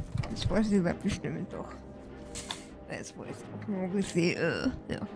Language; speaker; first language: German; native; German